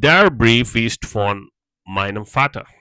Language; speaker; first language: German; non-native, fluent; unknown